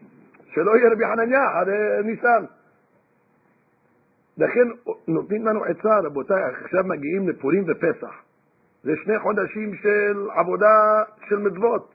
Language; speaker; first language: Hebrew; non-native, fluent; English